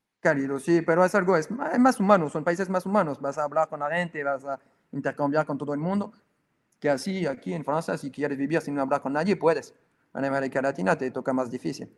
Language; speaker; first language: Spanish; non-native, fluent; French